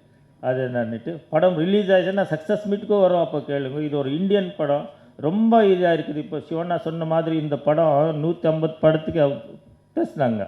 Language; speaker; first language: Tamil; non-native, learner; Kannada